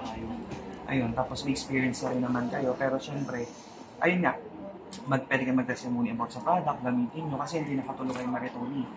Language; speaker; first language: Filipino; native; Filipino